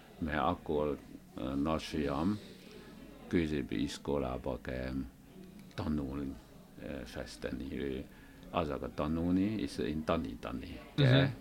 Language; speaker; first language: Hungarian; non-native, learner; Chinese